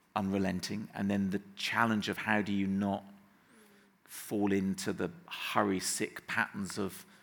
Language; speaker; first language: English; native; English